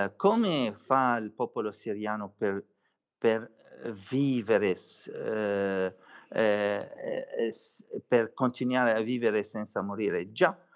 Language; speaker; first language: Italian; non-native, fluent; Arabic